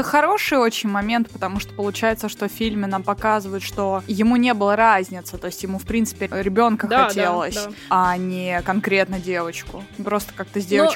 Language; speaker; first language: Russian; native; Russian